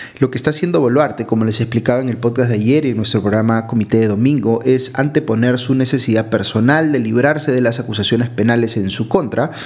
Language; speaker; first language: Spanish; native; Spanish